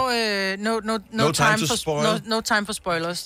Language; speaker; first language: Danish; native; Danish